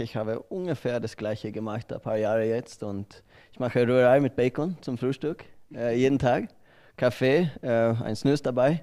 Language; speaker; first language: German; non-native, learner; Swedish